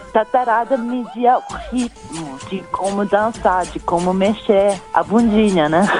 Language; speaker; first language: Portuguese; non-native, fluent; Italian